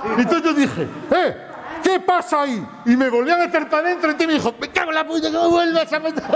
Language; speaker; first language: Spanish; native; Spanish